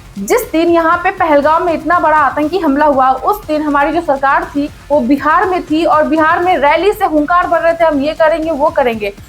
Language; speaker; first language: Hindi; native; Hindi